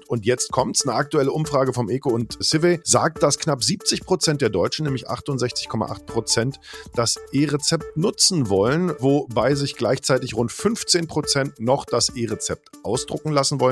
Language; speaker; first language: German; native; German